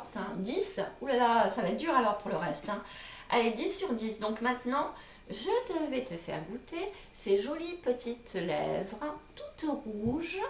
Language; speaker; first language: French; native; French